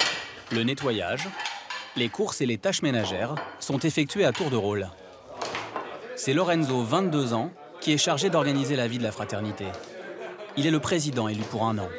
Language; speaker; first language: French; native; French